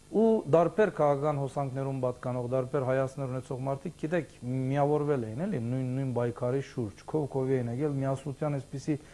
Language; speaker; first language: Armenian; early bilingual, heritage; Armenian